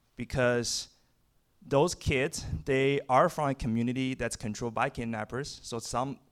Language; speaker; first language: English; non-native, fluent; Chinese